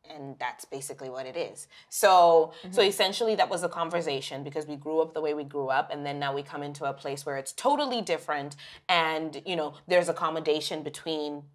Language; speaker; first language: English; non-native, local second language; Shona